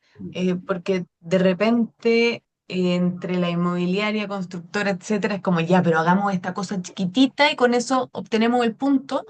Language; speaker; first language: Spanish; native; Spanish